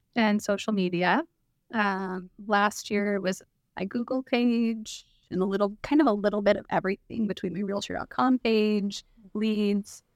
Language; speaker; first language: English; native; English